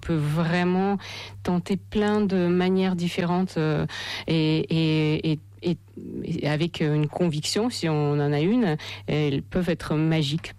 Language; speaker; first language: French; non-native, fluent; Russian